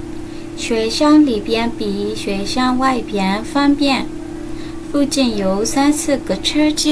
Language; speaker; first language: Chinese; non-native, fluent; Burmese